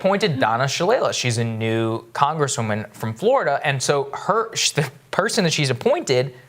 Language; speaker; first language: English; native; English